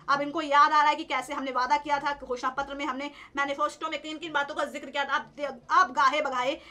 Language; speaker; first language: Hindi; native; Hindi